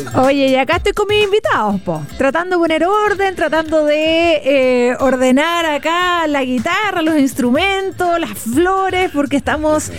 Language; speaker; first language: Spanish; native; Spanish